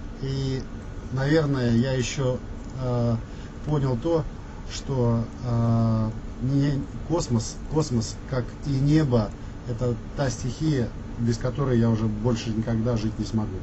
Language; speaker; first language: Russian; native; Russian